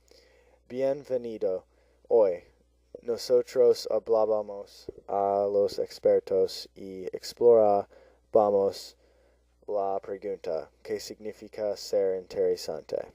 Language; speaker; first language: Spanish; non-native, learner; English